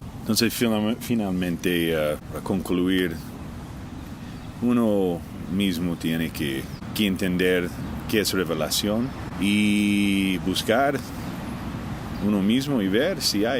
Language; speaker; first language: Spanish; non-native, fluent; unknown